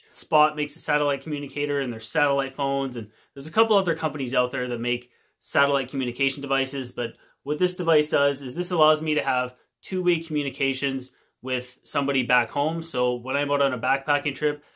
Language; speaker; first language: English; native; English